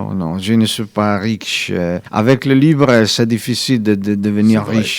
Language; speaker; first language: French; non-native, fluent; Italian